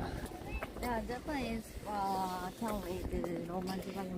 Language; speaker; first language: English; non-native, learner; Japanese